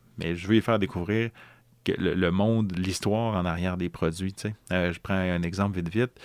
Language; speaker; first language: French; native; French